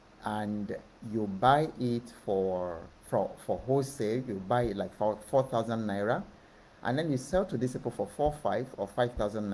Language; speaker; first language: English; non-native, local second language; Igbo